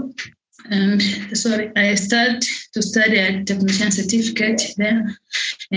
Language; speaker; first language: English; non-native, local second language; Swahili